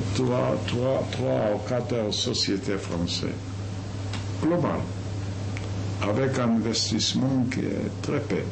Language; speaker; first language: French; non-native, fluent; Yiddish